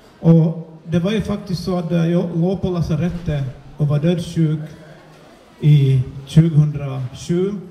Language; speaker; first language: Swedish; native; Swedish